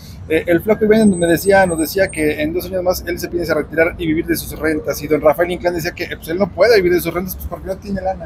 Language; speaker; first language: Spanish; native; Spanish